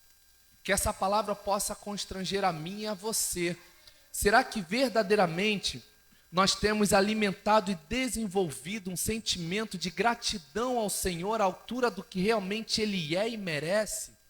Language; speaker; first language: Portuguese; native; Portuguese